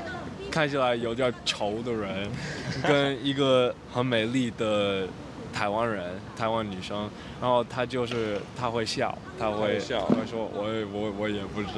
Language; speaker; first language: Chinese; non-native, fluent; English